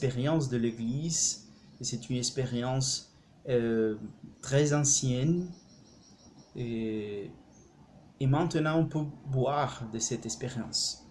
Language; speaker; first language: French; non-native, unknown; Spanish